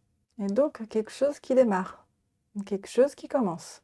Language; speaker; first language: French; non-native, learner; Japanese